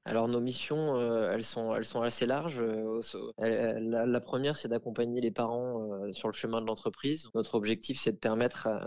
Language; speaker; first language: French; native; French